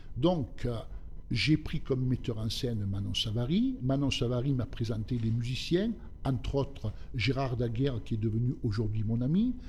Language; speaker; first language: French; native; French